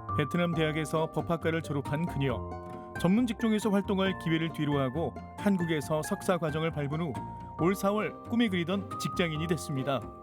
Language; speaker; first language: Korean; native; Korean